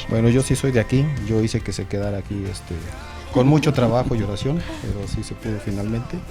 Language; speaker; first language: Spanish; native; Spanish